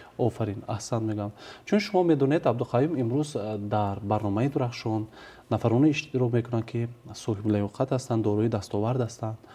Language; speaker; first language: Tajik; native; Tajik